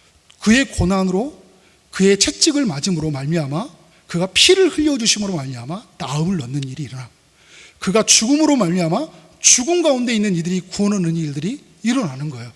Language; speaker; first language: Korean; native; Korean